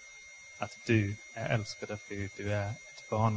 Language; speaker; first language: Swedish; non-native, fluent; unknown